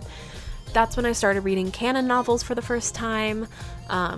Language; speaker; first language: English; native; English